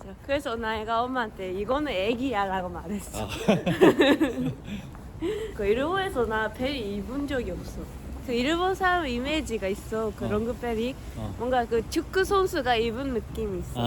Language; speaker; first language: Korean; non-native, fluent; Japanese